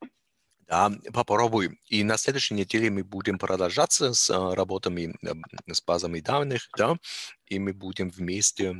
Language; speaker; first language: Russian; non-native, learner; German